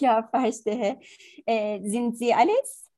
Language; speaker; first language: German; non-native, learner; Turkish